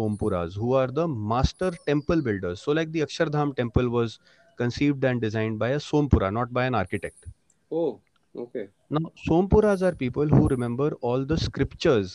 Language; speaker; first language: English; non-native, local second language; Punjabi